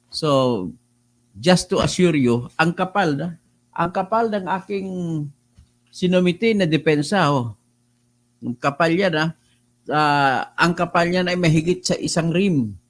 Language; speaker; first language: Filipino; non-native, local second language; Cebuano